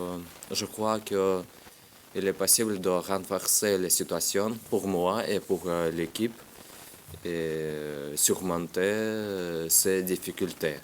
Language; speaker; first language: French; non-native, learner; Russian